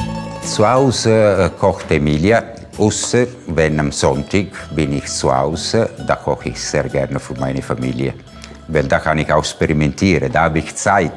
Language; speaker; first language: German; non-native, fluent; Italian